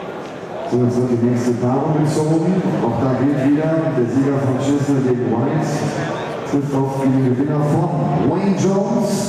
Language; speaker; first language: German; native; German